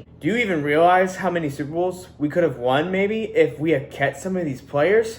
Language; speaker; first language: English; native; English